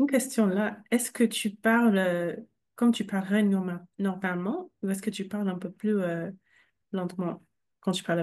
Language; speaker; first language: French; non-native, fluent; English